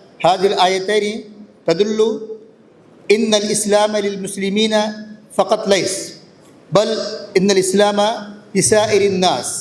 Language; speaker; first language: Arabic; non-native, learner; Urdu